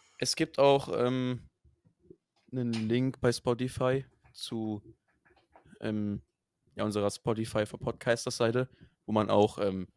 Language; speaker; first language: German; native; German